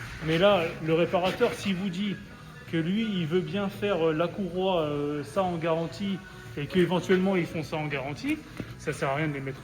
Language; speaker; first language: French; native; French